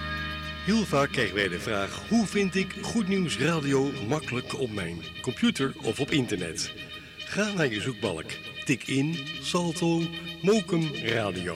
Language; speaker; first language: Dutch; native; Dutch